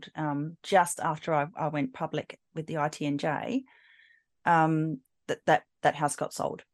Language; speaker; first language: English; native; English